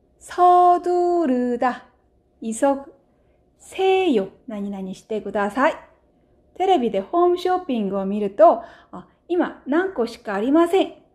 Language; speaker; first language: Japanese; non-native, fluent; Korean